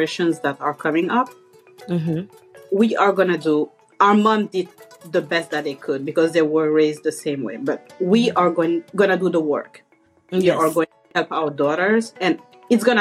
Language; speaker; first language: English; non-native, fluent; French